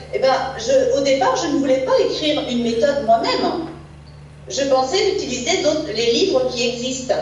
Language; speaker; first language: French; native; French